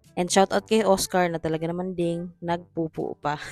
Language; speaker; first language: Filipino; non-native, local second language; Cebuano